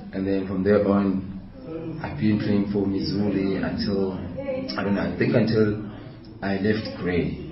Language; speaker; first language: English; non-native, local second language; Southern Sotho